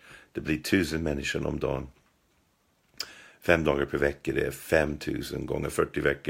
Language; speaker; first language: Swedish; non-native, fluent; English